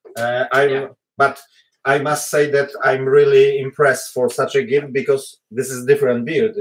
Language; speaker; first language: English; non-native, fluent; Polish